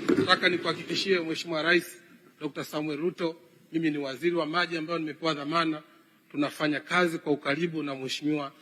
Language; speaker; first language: Swahili; native; Swahili